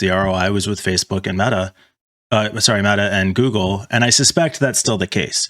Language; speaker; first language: English; native; English